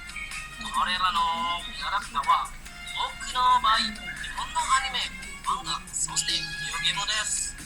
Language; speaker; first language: Japanese; non-native, learner; Indonesian